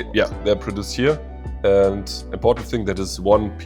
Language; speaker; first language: English; non-native, fluent; German